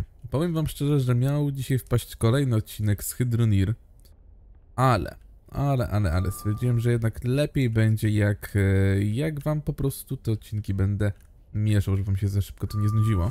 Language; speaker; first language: Polish; native; Polish